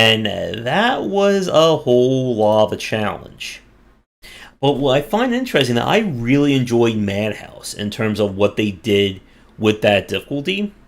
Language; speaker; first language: English; native; English